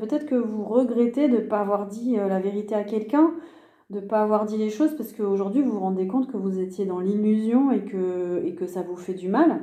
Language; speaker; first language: French; native; French